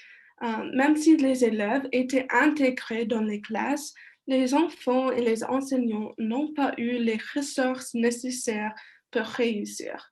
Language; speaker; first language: French; non-native, learner; English